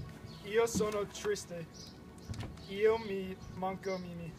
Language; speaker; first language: Italian; non-native, learner; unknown